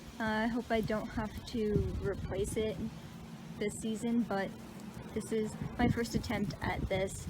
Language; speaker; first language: English; native; English